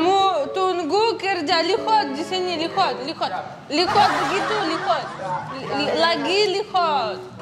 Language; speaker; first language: Indonesian; non-native, learner; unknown